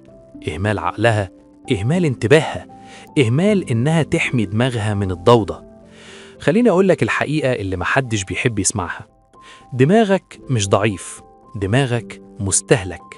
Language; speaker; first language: Arabic; native; Arabic